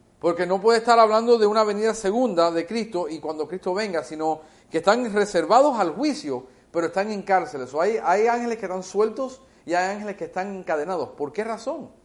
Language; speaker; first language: Spanish; early bilingual, heritage; Spanish